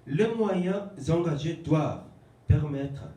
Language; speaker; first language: French; non-native, fluent; Korean